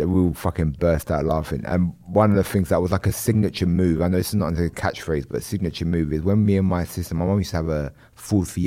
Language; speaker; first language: English; native; English